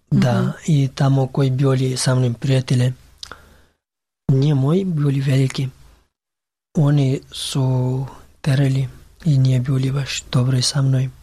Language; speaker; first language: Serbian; non-native, learner; Pashto